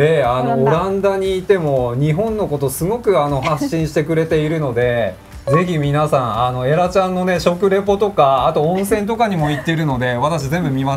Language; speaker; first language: Japanese; native; Japanese